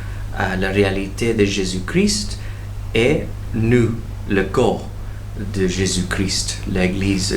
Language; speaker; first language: French; non-native, fluent; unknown